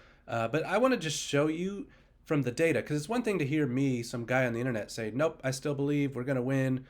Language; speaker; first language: English; native; English